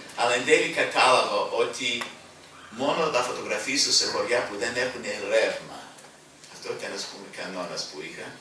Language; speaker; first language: Greek; early bilingual, heritage; Greek